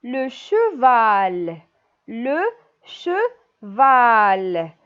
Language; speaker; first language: French; non-native, local second language; Arabic